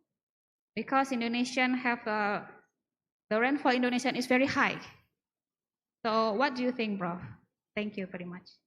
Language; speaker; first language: English; non-native, learner; Indonesian